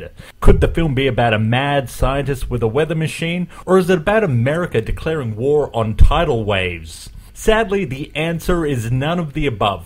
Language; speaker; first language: English; native; English